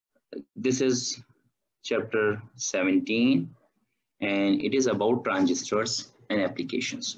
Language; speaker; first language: English; non-native, fluent; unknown